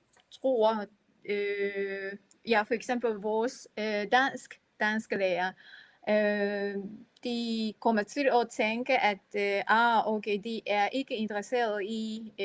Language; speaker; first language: Danish; non-native, fluent; Japanese